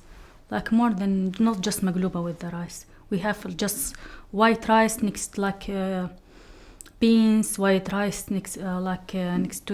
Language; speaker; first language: English; non-native, learner; Arabic